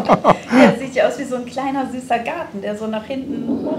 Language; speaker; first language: German; native; German